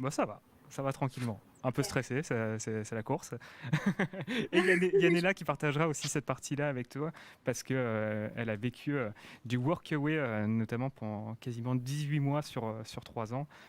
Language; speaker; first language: French; native; French